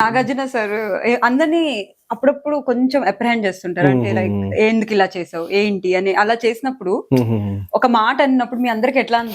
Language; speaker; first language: Telugu; native; Telugu